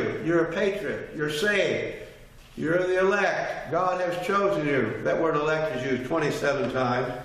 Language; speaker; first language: English; native; English